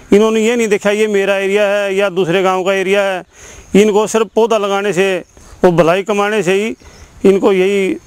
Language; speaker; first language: Hindi; native; Hindi